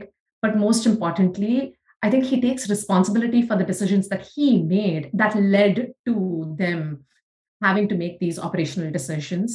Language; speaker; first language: English; non-native, local second language; Tamil